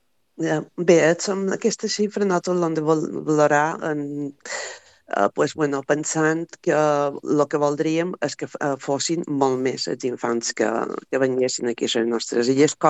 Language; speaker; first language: Catalan; native; Catalan